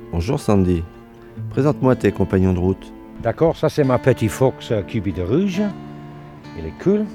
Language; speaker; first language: French; non-native, learner; Dutch